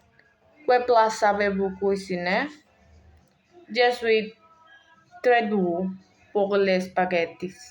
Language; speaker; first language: French; non-native, learner; Spanish